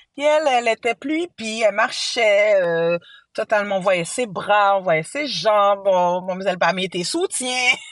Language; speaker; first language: French; early bilingual, other home language; Haitian Creole